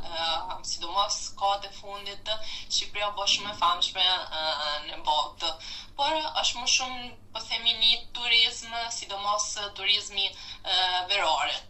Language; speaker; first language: Albanian; non-native, fluent; Italian